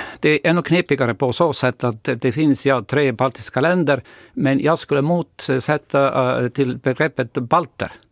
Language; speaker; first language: Swedish; non-native, fluent; Estonian